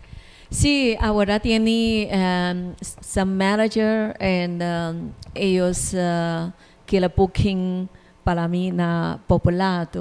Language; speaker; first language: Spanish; non-native, learner; Chinese